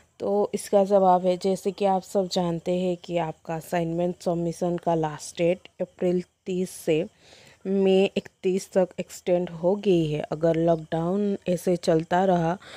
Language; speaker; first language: Hindi; non-native, local second language; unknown